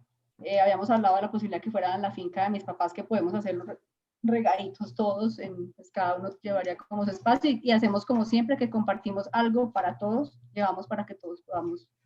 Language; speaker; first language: Spanish; native; Spanish